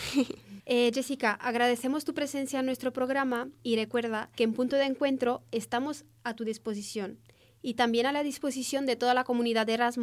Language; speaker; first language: Spanish; native; Spanish